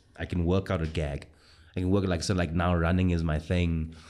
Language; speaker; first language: English; native; English